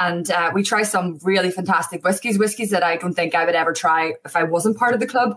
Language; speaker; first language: English; native; English